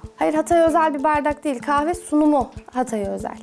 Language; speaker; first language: Turkish; native; Turkish